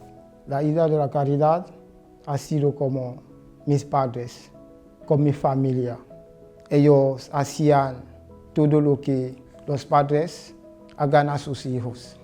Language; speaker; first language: Spanish; non-native, learner; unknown